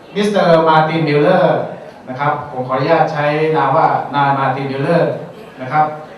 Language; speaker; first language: Thai; native; Thai